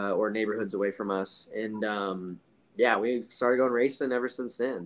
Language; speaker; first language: English; native; English